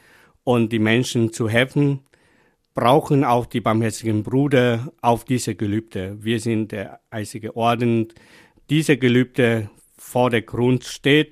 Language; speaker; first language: German; non-native, fluent; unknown